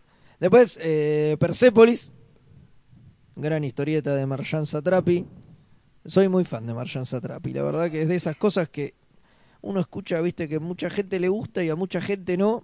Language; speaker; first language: Spanish; native; Spanish